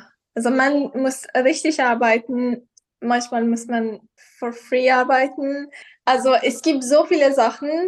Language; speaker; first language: German; non-native, fluent; Persian